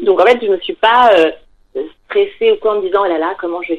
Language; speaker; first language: French; native; French